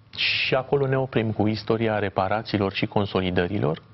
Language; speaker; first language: Romanian; native; Romanian